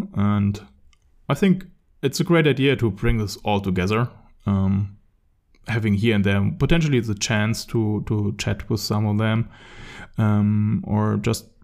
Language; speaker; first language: English; non-native, fluent; German